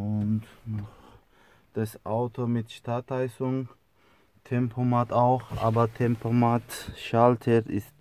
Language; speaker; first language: German; non-native, learner; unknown